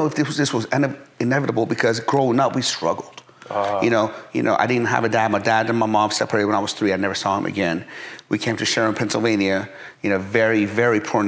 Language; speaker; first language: English; early bilingual, other home language; Persian